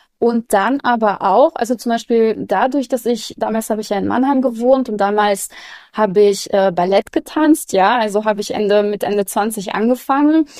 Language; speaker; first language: German; early bilingual, other home language; Russian